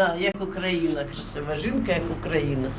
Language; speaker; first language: Ukrainian; non-native, local second language; Russian